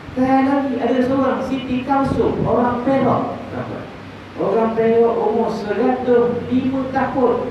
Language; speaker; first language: Malay; native; Malay